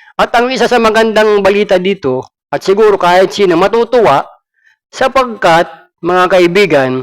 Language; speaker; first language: Filipino; non-native, local second language; Cebuano